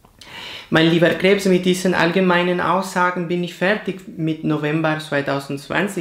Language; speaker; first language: German; non-native, fluent; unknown